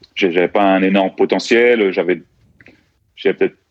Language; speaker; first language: French; native; French